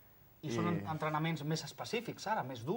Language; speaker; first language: Catalan; native; Catalan